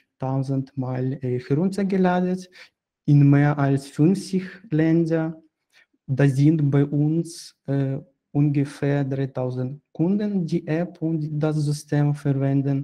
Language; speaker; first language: German; non-native, fluent; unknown